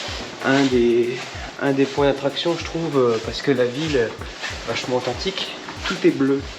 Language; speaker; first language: French; native; French